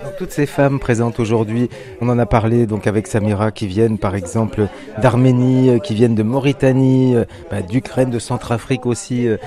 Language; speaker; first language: French; native; French